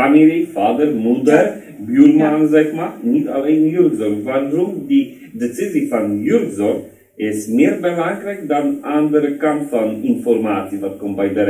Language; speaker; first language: Dutch; non-native, learner; Polish